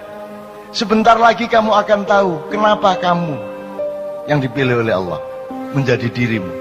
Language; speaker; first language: Indonesian; non-native, local second language; Javanese